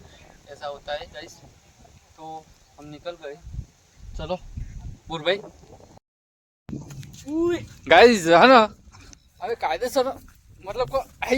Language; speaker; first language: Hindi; non-native, local second language; Gujarati